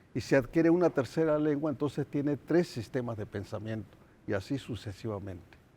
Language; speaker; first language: Spanish; non-native, local second language; Nahuatl languages